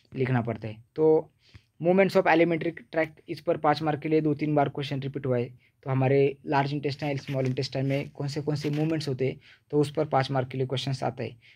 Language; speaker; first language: Hindi; non-native, local second language; Marathi